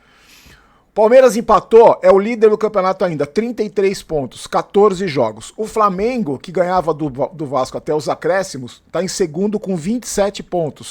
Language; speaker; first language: Portuguese; native; Portuguese